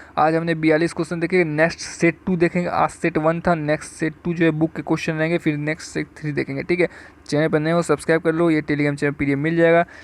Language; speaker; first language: Hindi; native; Hindi